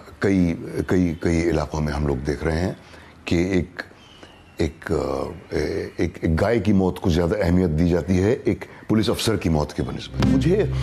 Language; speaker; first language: Urdu; native; Urdu